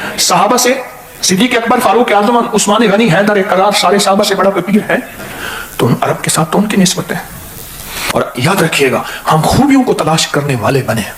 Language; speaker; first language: Urdu; non-native, local second language; Punjabi